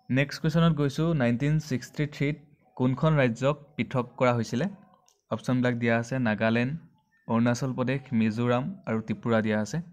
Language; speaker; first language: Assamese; native; Assamese